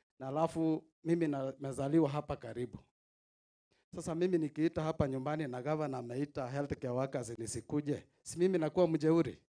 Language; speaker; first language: Swahili; non-native, local second language; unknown